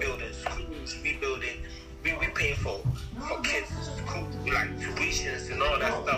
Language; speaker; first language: English; non-native, local second language; Akan